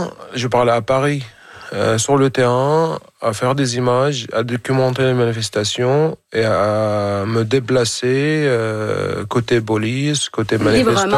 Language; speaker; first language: French; non-native, fluent; Arabic